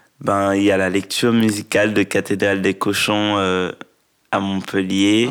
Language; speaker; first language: French; non-native, local second language; Haitian Creole